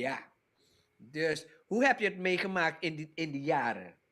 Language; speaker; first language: Dutch; non-native, local second language; Papiamento